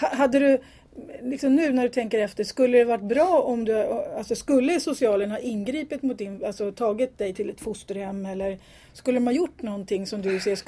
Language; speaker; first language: Swedish; native; Swedish